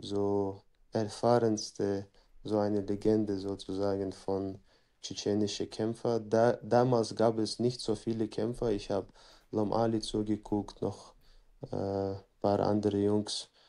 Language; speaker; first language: German; non-native, fluent; Chechen